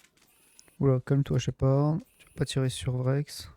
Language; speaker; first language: French; native; French